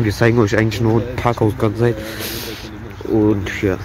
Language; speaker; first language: German; early bilingual, other home language; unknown